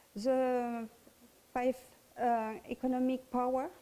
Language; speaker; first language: English; non-native, learner; French